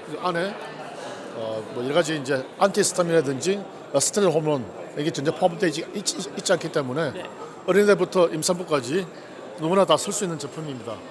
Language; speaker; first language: Korean; native; Korean